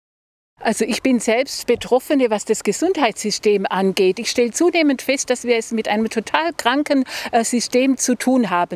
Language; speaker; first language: German; native; German